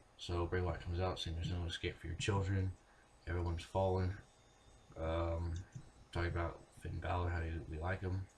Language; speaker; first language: English; native; English